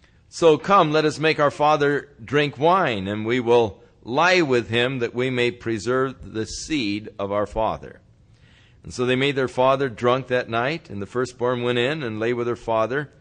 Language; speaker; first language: English; native; English